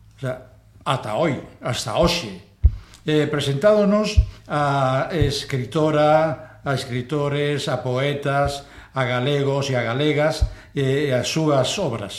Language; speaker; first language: Galician; non-native, local second language; Spanish